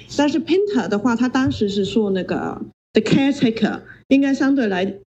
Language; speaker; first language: Chinese; non-native, local second language; Cantonese